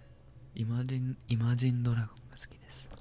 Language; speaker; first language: Japanese; non-native, learner; English